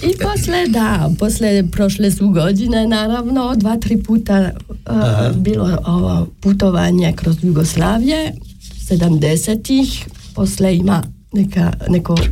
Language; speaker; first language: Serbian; non-native, learner; French